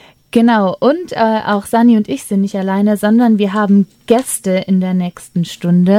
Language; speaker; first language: German; native; German